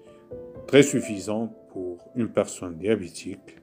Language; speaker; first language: French; non-native, local second language; Arabic